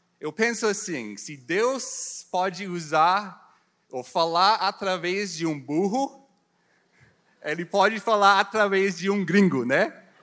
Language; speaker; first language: Portuguese; non-native, learner; English